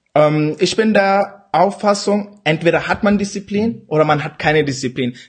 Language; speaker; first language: German; early bilingual, other home language; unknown